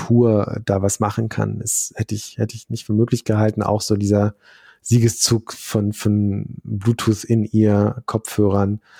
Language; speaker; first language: German; native; German